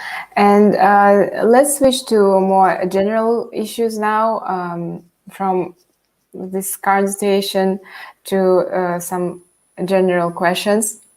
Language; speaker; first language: English; non-native, fluent; Russian